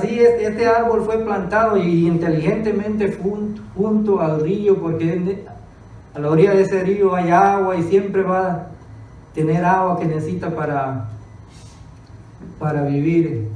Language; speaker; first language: Spanish; early bilingual, other home language; English